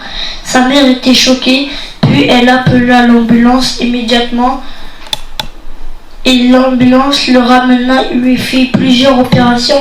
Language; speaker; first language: French; native; French